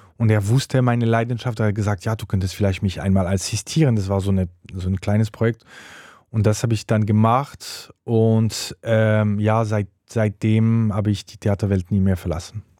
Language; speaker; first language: German; non-native, local second language; French